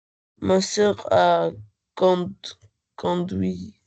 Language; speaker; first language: French; non-native, learner; Arabic